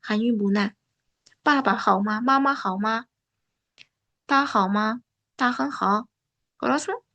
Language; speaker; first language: Chinese; non-native, fluent; Uzbek